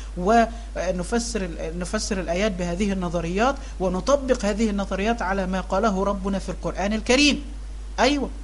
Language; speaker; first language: Arabic; native; Arabic